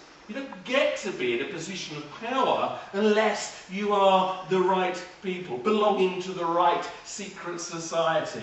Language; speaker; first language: English; native; English